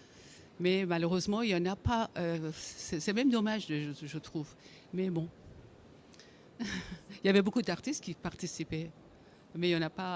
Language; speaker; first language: French; non-native, fluent; Persian